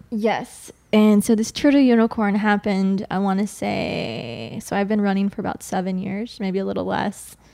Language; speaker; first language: English; native; English